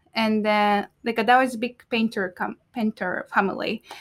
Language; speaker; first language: English; non-native, learner; Japanese